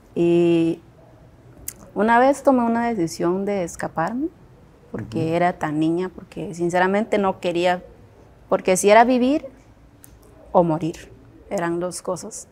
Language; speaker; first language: Spanish; non-native, local second language; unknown